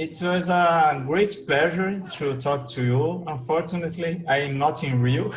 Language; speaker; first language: English; non-native, learner; Portuguese